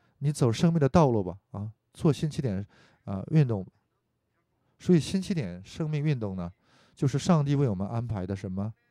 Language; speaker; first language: Chinese; non-native, fluent; Korean